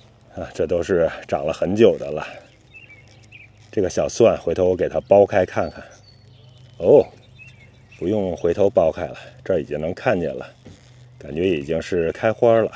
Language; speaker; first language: Chinese; native; Chinese